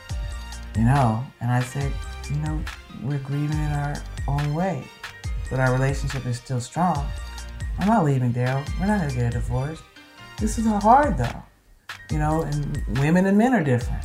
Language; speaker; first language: English; native; English